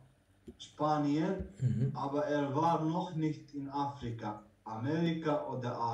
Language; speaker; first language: German; non-native, learner; Bosnian